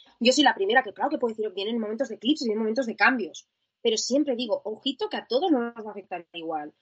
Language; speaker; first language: Spanish; native; Spanish